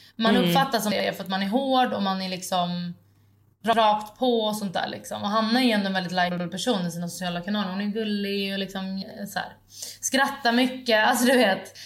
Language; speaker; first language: Swedish; early bilingual, other home language; Italian